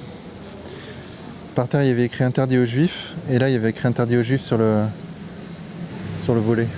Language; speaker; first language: French; native; French